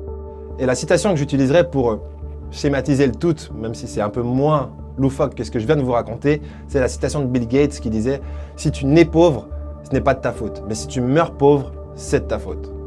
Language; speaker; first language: French; native; French